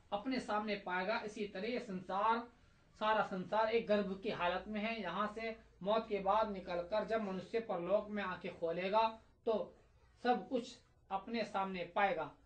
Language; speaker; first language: Hindi; native; Hindi